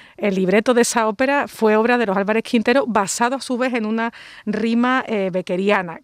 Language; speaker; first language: Spanish; native; Spanish